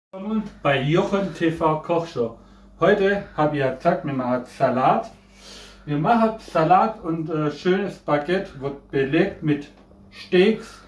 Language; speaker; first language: German; non-native, fluent; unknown